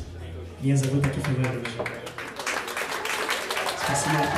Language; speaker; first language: Russian; non-native, fluent; French